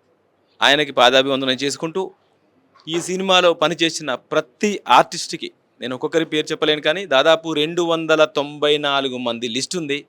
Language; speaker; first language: Telugu; native; Telugu